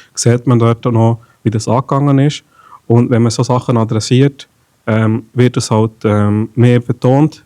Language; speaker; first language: German; non-native, local second language; Tamil